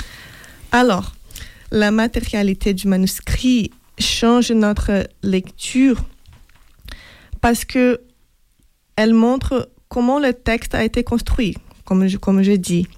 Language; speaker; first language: French; non-native, fluent; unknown